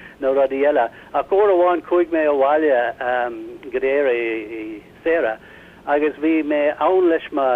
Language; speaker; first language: Irish; non-native, learner; English